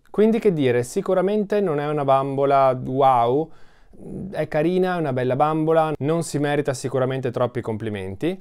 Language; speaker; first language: Italian; native; Italian